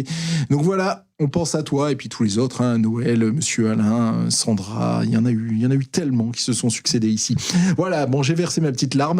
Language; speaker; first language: French; native; French